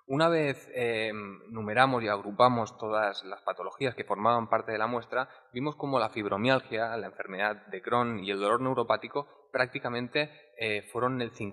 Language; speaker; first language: Spanish; native; Spanish